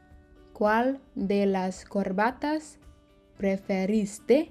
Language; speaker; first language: Spanish; non-native, learner; English